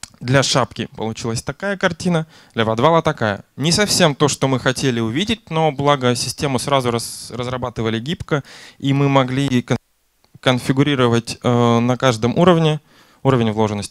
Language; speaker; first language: Russian; native; Russian